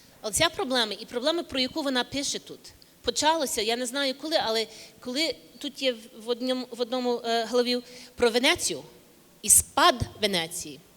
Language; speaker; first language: Ukrainian; early bilingual, heritage; English